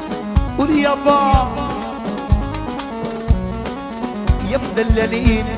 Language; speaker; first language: Arabic; native; Arabic